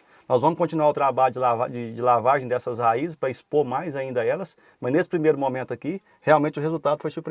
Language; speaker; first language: Portuguese; native; Portuguese